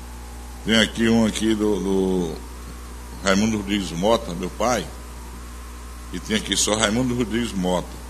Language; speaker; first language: Portuguese; native; Portuguese